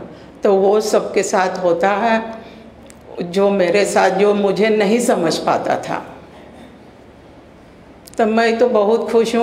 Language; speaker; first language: Hindi; early bilingual, heritage; Caribbean Hindustani